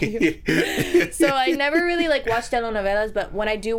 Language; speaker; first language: English; early bilingual, other home language; Spanish